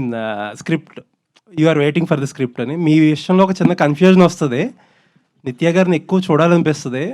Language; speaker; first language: Telugu; native; Telugu